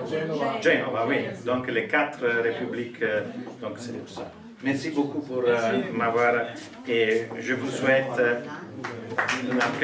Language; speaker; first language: French; non-native, fluent; Italian